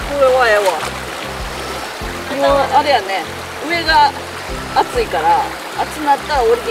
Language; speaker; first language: Japanese; native; Japanese